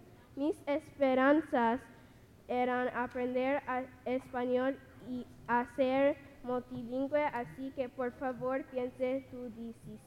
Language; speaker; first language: Spanish; non-native, learner; English